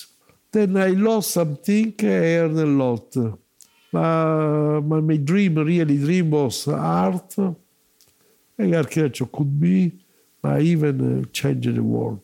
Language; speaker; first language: English; non-native, learner; Italian